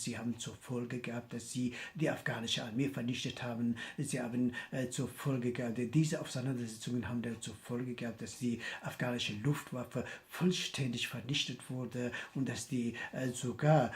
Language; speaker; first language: German; non-native, fluent; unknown